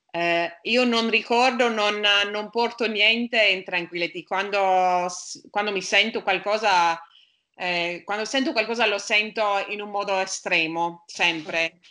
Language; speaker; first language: Italian; non-native, fluent; English